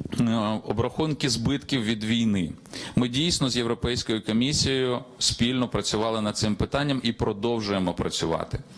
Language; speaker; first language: Ukrainian; native; Ukrainian